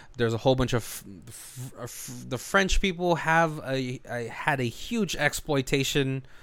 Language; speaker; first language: English; native; English